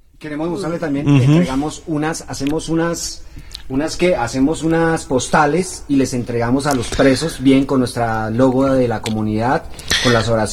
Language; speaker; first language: Spanish; native; Spanish